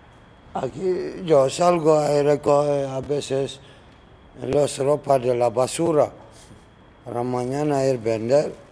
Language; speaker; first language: Spanish; non-native, learner; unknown